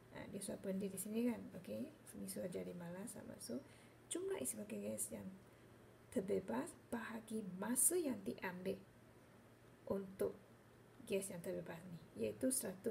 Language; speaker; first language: Malay; non-native, local second language; Chinese